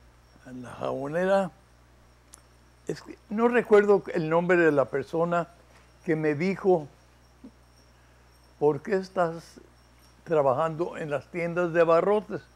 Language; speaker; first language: Spanish; early bilingual, heritage; Spanish